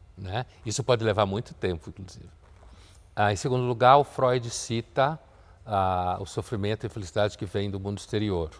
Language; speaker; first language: Portuguese; native; Portuguese